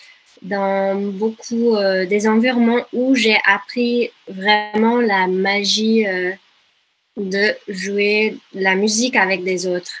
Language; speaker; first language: French; non-native, fluent; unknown